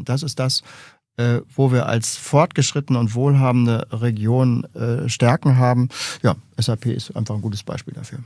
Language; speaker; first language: German; native; German